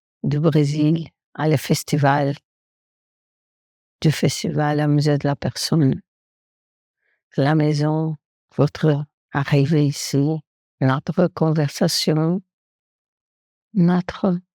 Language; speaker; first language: French; non-native, fluent; Portuguese